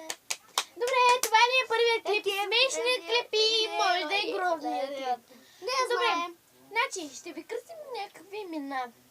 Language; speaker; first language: Bulgarian; non-native, local second language; Turkish